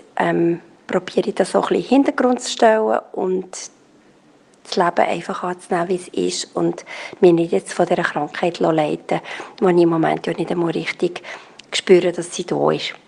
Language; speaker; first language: German; native; German